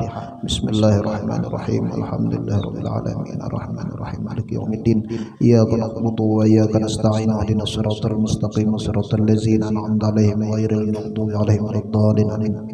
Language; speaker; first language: Arabic; non-native, fluent; Banjar